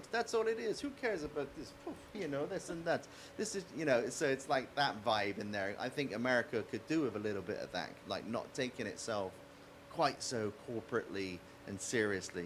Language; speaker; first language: English; native; English